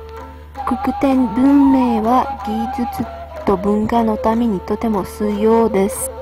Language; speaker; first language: Japanese; non-native, learner; Romanian